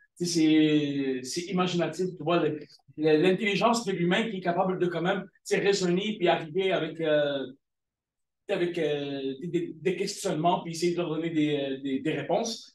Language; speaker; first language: French; native; French